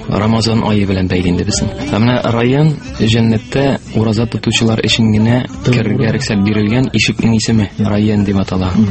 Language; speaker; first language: Tatar; native; Tatar